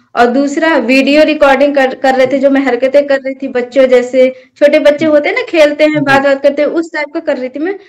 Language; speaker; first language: Hindi; native; Hindi